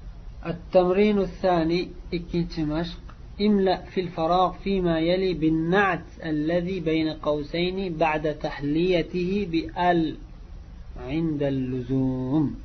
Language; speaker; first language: Arabic; non-native, fluent; Uzbek